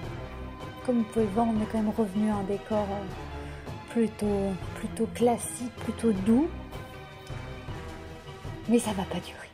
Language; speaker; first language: French; native; French